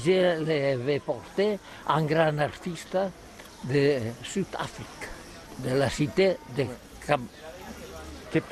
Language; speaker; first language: French; non-native, learner; Catalan